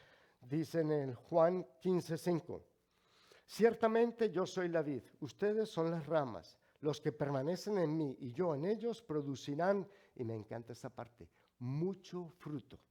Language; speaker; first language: Spanish; native; Spanish